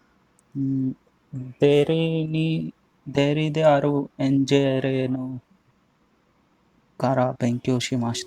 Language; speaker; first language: Japanese; non-native, learner; Hindi